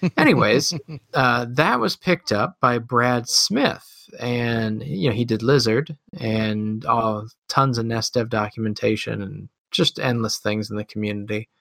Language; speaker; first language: English; native; English